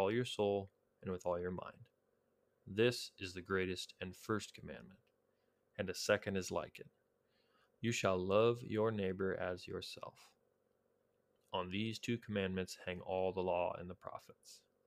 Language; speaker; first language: English; native; English